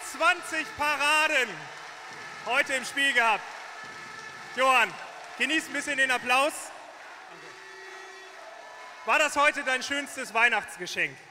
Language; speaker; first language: German; native; German